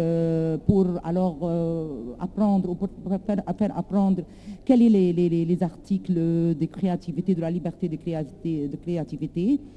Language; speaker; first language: French; non-native, learner; Arabic